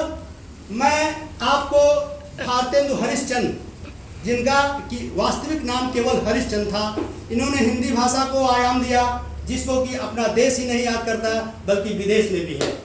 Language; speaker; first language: Hindi; native; Hindi